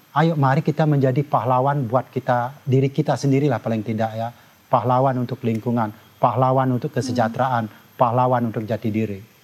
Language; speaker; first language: Indonesian; non-native, local second language; Balinese